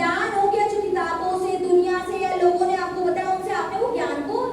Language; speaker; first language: Hindi; native; Hindi